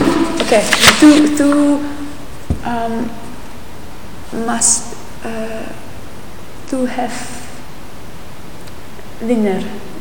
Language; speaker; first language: Icelandic; non-native, learner; English